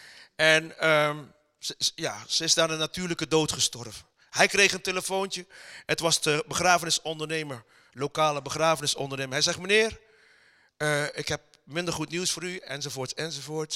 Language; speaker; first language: Dutch; native; Dutch